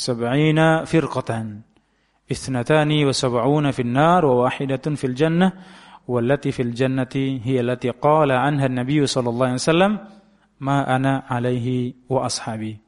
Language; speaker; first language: Arabic; non-native, fluent; Indonesian